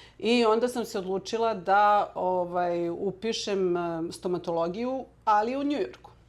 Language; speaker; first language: Serbian; early bilingual, heritage; Serbian